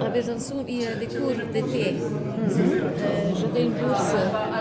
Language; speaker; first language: French; non-native, fluent; Slovenian